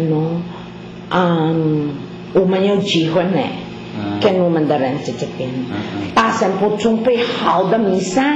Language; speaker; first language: Chinese; non-native, learner; Filipino